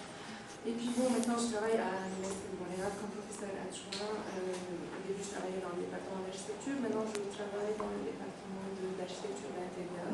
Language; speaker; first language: French; non-native, local second language; Arabic